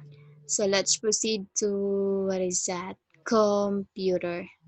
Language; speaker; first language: English; non-native, fluent; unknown